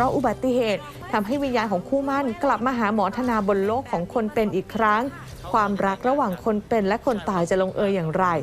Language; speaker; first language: Thai; native; Thai